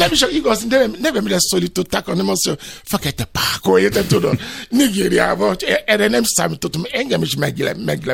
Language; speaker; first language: Hungarian; non-native, fluent; Yoruba